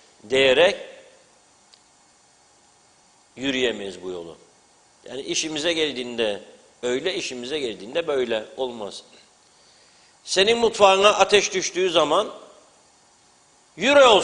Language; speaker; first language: Turkish; native; Turkish